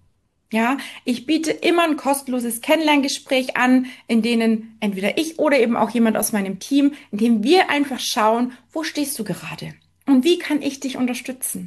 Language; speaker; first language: German; native; German